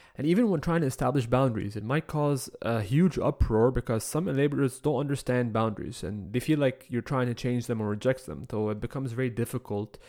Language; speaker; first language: English; non-native, fluent; Arabic